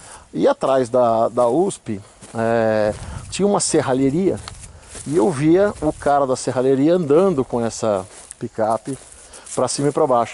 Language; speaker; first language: Portuguese; native; Portuguese